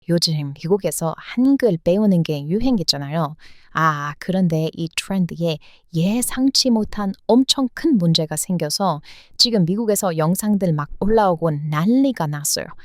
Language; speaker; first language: Korean; non-native, fluent; English